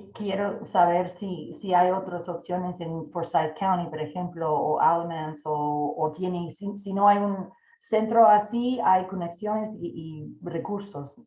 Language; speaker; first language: Spanish; non-native, fluent; English